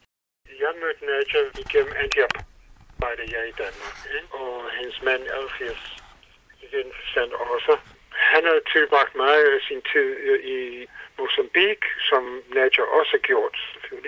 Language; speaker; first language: Danish; non-native, fluent; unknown